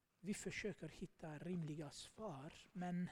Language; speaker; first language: Swedish; non-native, fluent; Armenian